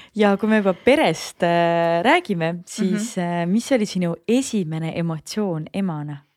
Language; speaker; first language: Estonian; native; Estonian